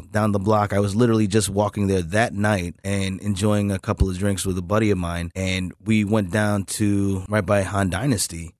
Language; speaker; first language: English; native; English